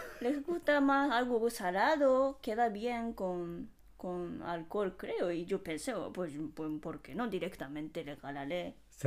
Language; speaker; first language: Spanish; non-native, fluent; Japanese